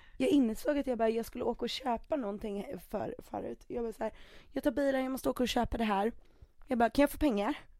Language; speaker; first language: Swedish; native; Swedish